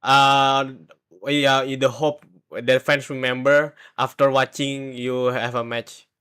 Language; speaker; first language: English; non-native, learner; Indonesian